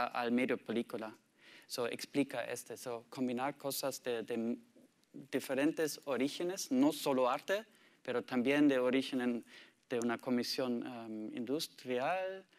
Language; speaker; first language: Spanish; non-native, learner; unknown